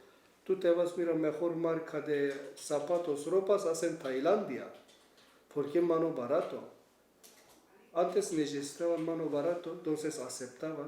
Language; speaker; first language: Spanish; non-native, learner; Kurdish